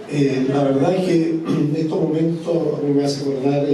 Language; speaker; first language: Spanish; native; Spanish